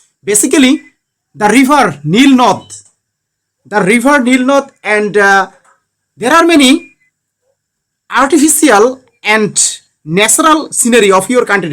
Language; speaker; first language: English; non-native, learner; Bangla